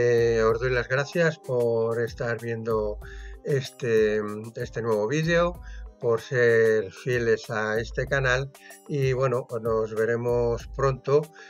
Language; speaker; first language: Spanish; native; Spanish